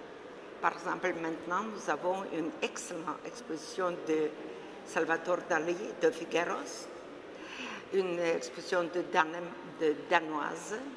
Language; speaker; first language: French; non-native, fluent; Russian